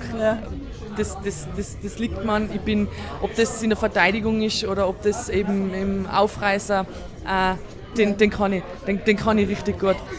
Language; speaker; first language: German; native; German